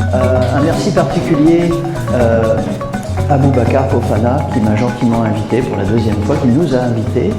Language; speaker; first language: French; native; French